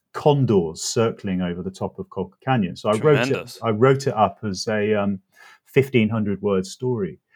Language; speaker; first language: English; native; English